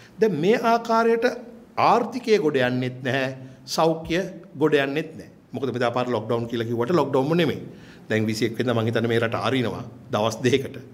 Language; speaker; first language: Sinhala; native; Sinhala